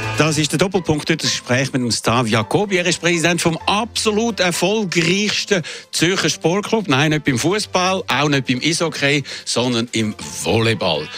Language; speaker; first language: German; native; German